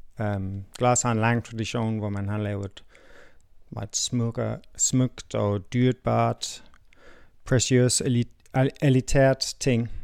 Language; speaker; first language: Danish; non-native, fluent; English